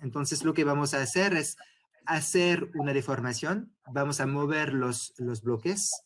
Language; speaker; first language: Spanish; non-native, fluent; French